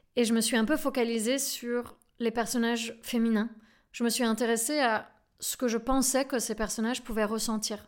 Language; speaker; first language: French; native; French